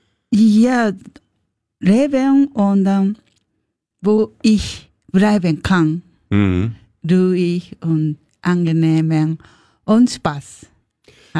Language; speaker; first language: German; non-native, learner; Japanese